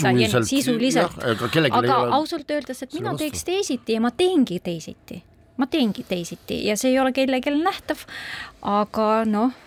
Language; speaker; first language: Estonian; non-native, local second language; Russian